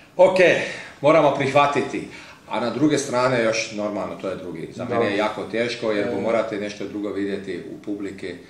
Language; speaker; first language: Croatian; early bilingual, heritage; Croatian